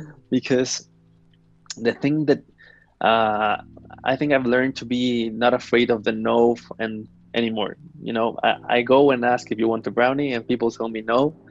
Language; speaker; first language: English; non-native, fluent; Spanish